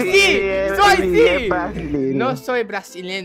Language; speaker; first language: Spanish; non-native, learner; Portuguese